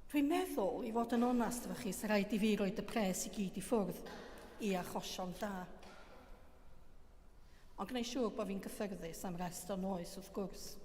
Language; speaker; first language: Welsh; native; Welsh